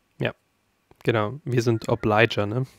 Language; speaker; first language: German; native; German